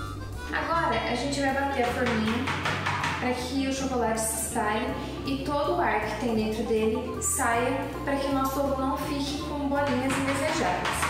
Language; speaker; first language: Portuguese; native; Portuguese